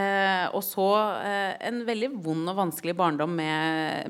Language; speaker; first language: Norwegian; native; Norwegian